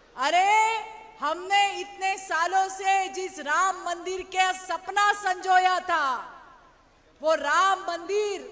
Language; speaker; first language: Hindi; non-native, local second language; Marathi